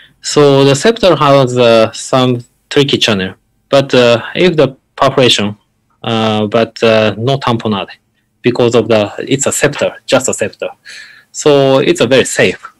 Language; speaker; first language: English; non-native, learner; Japanese